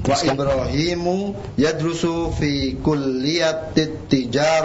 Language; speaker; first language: Arabic; non-native, learner; Indonesian